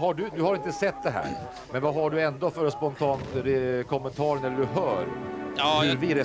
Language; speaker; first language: Swedish; native; Swedish